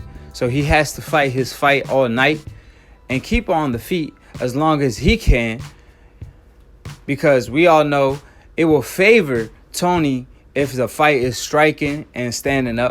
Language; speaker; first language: English; native; English